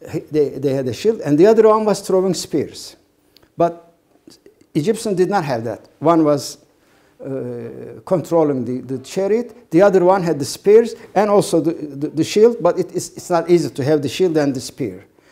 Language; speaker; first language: English; non-native, fluent; Turkish